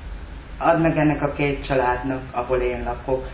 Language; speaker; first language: Hungarian; native; Hungarian